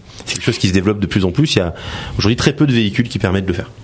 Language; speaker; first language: French; native; French